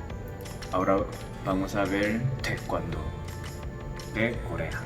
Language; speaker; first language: Spanish; non-native, learner; Korean